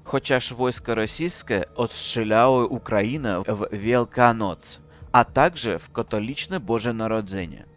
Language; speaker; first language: Polish; non-native, fluent; Russian